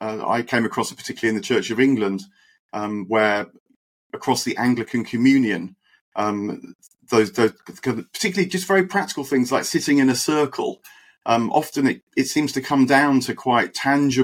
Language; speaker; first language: English; native; English